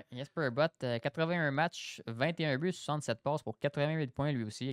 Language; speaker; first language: French; native; French